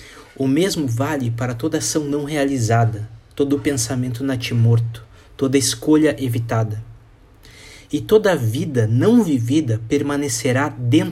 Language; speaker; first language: Portuguese; native; Portuguese